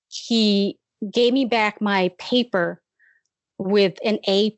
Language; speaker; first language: English; early bilingual, other home language; Khmer